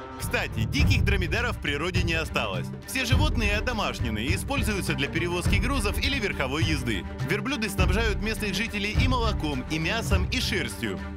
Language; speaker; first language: Russian; native; Russian